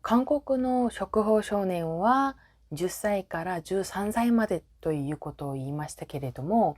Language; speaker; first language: Japanese; non-native, fluent; Korean